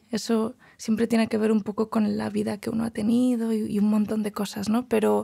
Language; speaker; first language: Spanish; non-native, local second language; Galician